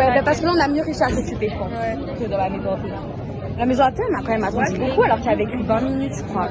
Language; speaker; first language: French; native; French